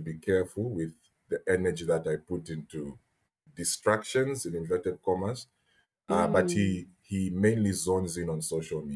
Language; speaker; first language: English; native; English